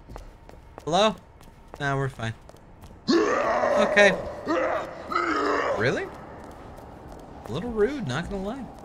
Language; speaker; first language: English; native; English